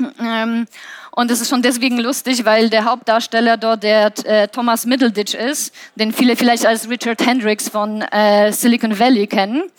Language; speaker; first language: German; non-native, fluent; Polish